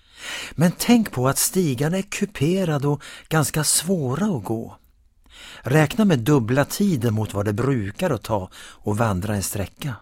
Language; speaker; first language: Swedish; native; Swedish